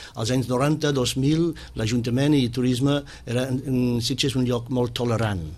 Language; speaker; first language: Catalan; non-native, fluent; English